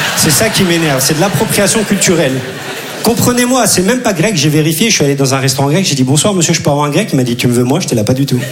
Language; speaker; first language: French; early bilingual, other home language; Turkish